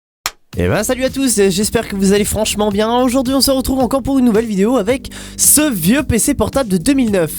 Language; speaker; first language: French; native; French